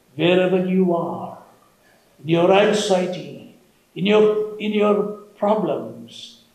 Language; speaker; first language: English; non-native, local second language; Malayalam